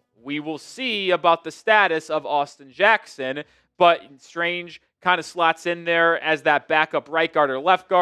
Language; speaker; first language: English; native; English